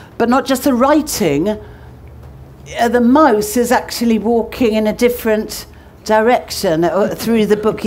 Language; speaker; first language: English; native; English